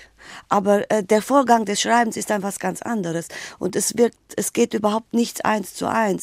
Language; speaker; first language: German; native; German